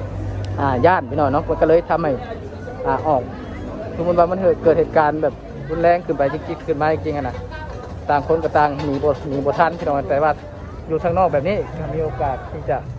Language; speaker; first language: Thai; non-native, local second language; Lao